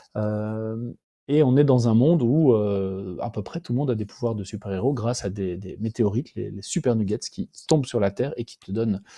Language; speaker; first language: French; native; French